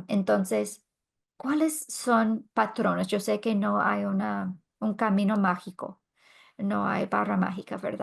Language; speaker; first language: Spanish; non-native, fluent; English